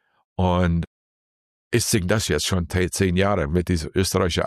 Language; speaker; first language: German; non-native, learner; English